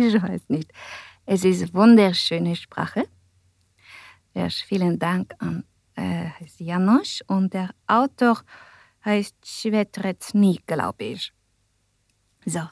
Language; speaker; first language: German; non-native, learner; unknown